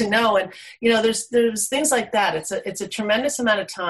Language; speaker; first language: English; native; English